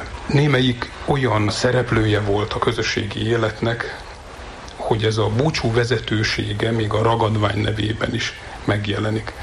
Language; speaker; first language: Hungarian; native; Hungarian